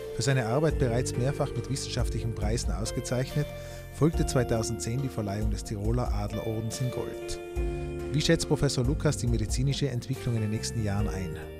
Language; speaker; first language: German; native; German